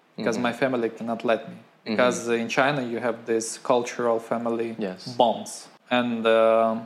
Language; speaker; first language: English; non-native, fluent; Ukrainian